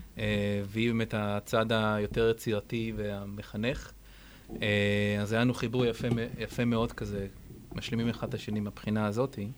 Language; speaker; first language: Hebrew; native; Hebrew